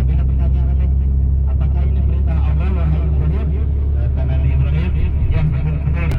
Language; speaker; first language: Indonesian; native; Indonesian